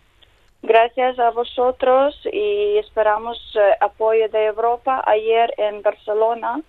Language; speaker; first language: Spanish; non-native, learner; Ukrainian